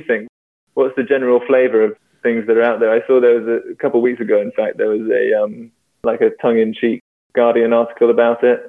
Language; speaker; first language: English; native; English